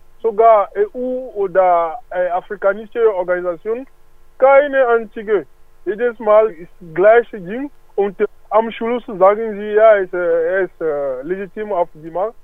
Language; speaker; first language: German; non-native, learner; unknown